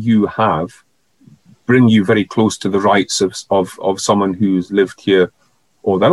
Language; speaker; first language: English; native; English